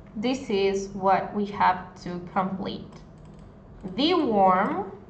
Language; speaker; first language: English; non-native, fluent; Spanish